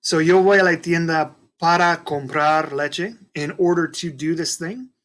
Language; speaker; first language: Spanish; non-native, fluent; English